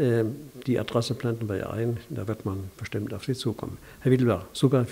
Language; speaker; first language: German; native; German